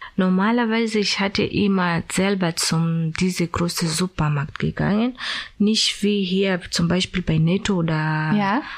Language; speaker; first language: German; non-native, fluent; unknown